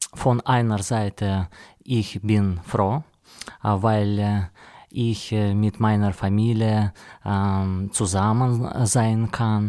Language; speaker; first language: German; non-native, learner; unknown